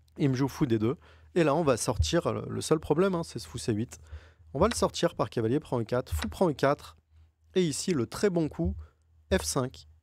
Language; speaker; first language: French; native; French